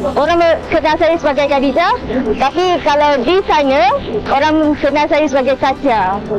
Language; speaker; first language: Malay; native; Malay